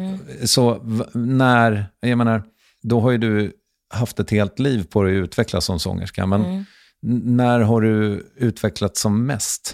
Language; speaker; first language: Swedish; native; Swedish